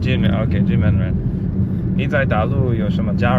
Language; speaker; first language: Chinese; non-native, fluent; English